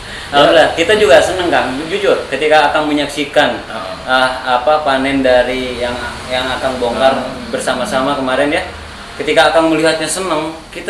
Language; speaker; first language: Indonesian; native; Indonesian